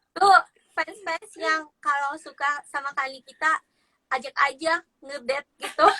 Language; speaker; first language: Indonesian; non-native, fluent; Japanese